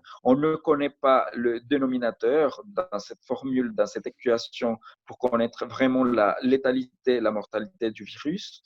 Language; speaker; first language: French; non-native, fluent; Spanish